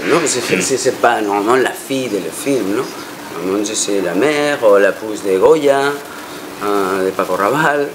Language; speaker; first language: French; non-native, fluent; Spanish